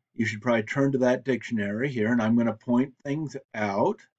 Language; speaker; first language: English; native; English